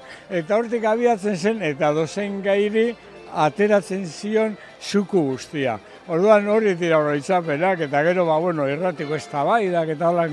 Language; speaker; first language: Basque; native; Basque